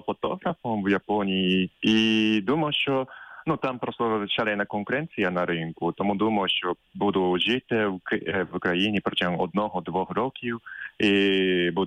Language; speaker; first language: Ukrainian; non-native, fluent; Japanese